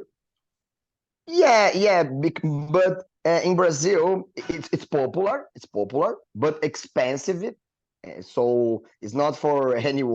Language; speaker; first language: English; non-native, learner; Portuguese